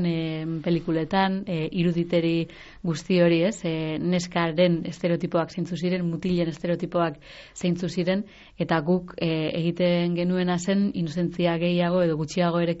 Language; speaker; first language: Basque; native; Basque